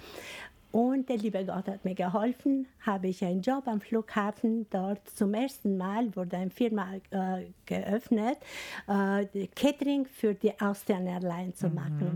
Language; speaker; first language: German; non-native, fluent; Albanian